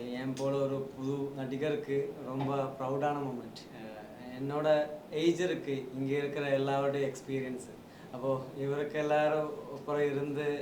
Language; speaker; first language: Tamil; non-native, learner; Malayalam